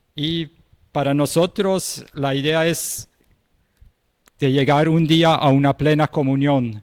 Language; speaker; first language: Spanish; non-native, fluent; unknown